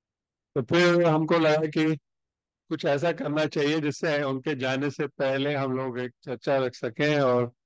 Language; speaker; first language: Hindi; native; Hindi